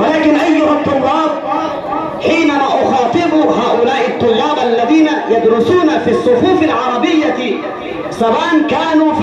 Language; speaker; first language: Arabic; non-native, fluent; Urdu